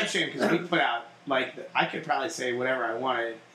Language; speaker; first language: English; native; English